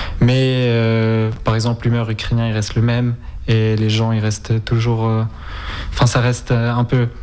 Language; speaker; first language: French; non-native, fluent; Spanish